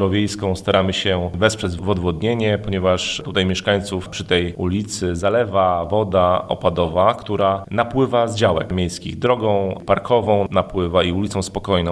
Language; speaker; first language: Polish; native; Polish